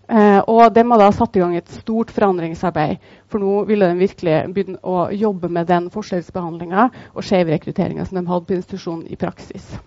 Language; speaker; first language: Norwegian; native; Norwegian